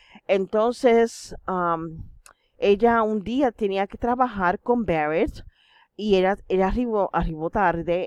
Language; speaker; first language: Spanish; non-native, fluent; English